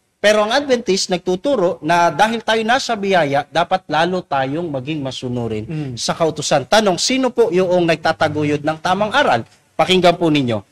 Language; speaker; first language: Filipino; native; Filipino